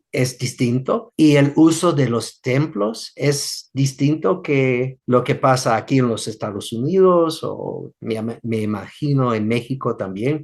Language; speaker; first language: Spanish; non-native, fluent; English